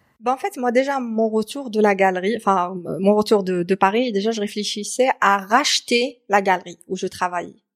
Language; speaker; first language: French; non-native, local second language; Arabic